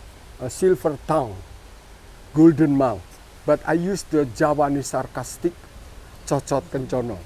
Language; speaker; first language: English; non-native, learner; Indonesian